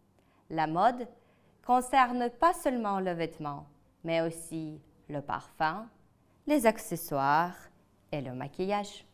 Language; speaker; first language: French; non-native, fluent; Ukrainian